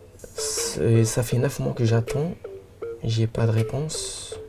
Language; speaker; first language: French; non-native, local second language; Arabic